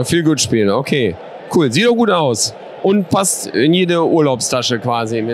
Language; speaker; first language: German; native; German